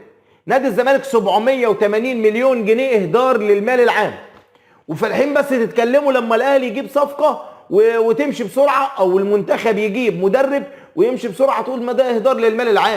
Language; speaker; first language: Arabic; native; Arabic